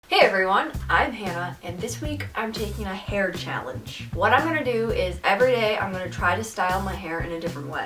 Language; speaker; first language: English; native; English